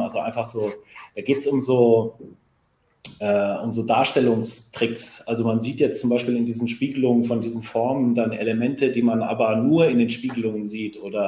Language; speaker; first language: German; native; German